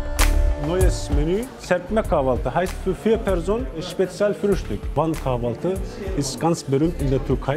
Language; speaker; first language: German; non-native, learner; Turkish